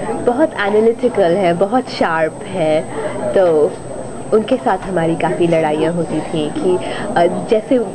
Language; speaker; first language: Hindi; native; Hindi